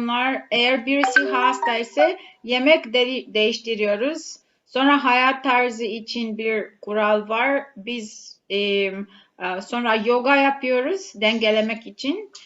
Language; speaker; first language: Turkish; non-native, learner; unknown